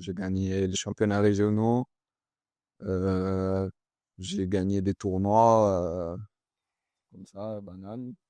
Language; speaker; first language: French; early bilingual, other home language; Chechen